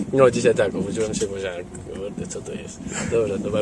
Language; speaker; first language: Polish; non-native, learner; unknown